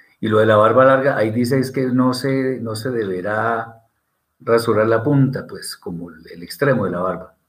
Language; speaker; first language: Spanish; native; Spanish